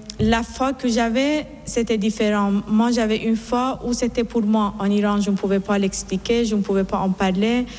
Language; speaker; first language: French; non-native, fluent; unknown